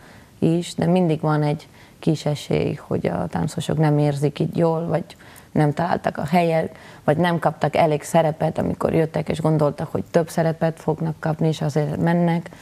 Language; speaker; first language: Hungarian; non-native, learner; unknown